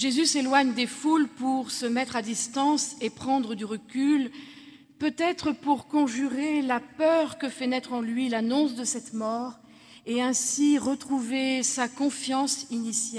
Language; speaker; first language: French; native; French